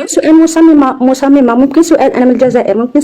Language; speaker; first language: Arabic; native; Arabic